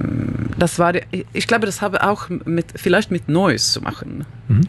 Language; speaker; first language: German; non-native, learner; Swedish